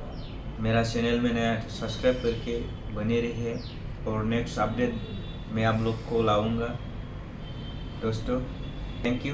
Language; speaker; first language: Hindi; non-native, local second language; Bodo